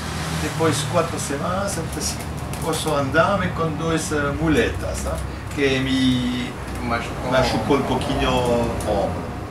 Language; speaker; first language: Spanish; non-native, learner; Portuguese